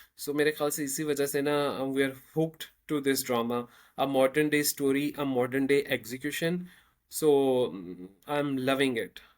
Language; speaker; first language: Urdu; native; Urdu